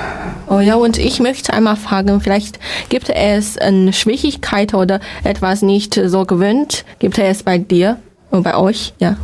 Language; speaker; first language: German; non-native, learner; Chinese